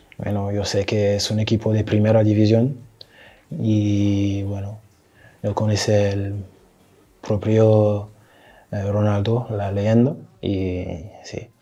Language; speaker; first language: Spanish; non-native, learner; French